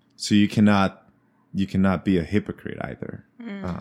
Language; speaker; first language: English; non-native, fluent; Spanish